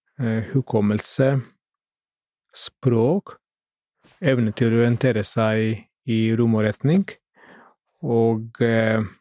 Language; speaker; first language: Norwegian; non-native, fluent; Greek